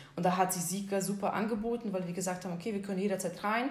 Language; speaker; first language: German; non-native, fluent; Russian